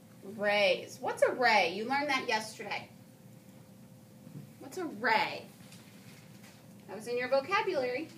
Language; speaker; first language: English; native; English